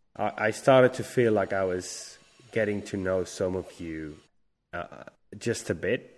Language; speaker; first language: English; non-native, fluent; Spanish